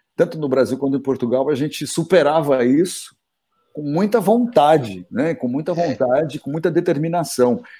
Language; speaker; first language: Portuguese; native; Portuguese